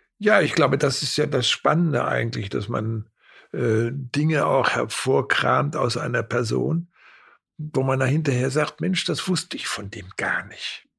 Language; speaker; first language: German; native; German